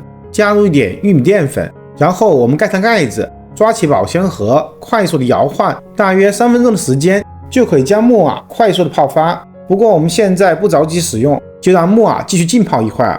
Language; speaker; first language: Chinese; native; Chinese